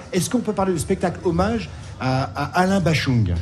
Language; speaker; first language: French; native; French